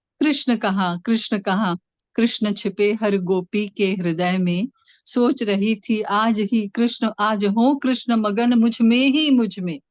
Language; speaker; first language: Hindi; non-native, local second language; Tamil